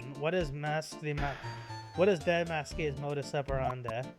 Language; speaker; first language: English; native; English